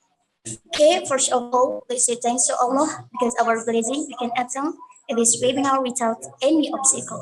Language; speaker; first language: English; non-native, learner; Indonesian